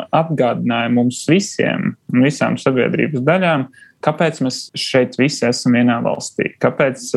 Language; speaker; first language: Latvian; non-native, local second language; Russian